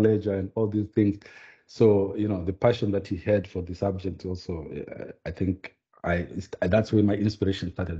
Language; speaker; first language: English; non-native, local second language; Shona